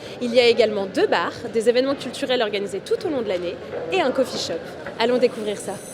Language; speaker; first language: French; native; French